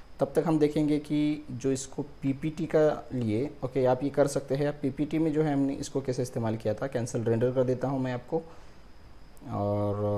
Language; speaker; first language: Hindi; non-native, local second language; Marathi